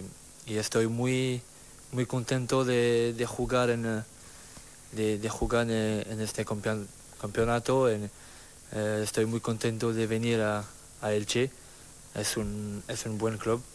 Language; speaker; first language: Spanish; non-native, learner; French